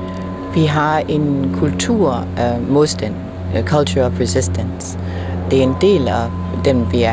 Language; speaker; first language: Danish; non-native, fluent; English